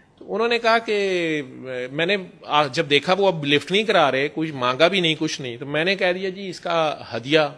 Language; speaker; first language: Urdu; non-native, local second language; Punjabi